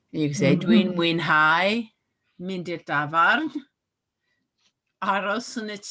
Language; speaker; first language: Welsh; non-native, fluent; English